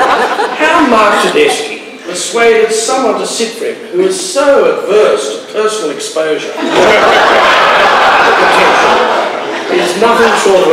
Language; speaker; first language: English; native; English